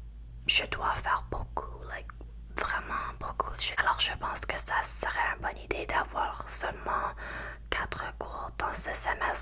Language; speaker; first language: French; non-native, learner; English